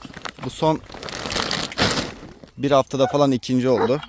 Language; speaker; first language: Turkish; native; Turkish